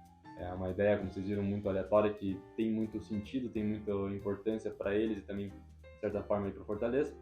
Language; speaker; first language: Portuguese; native; Portuguese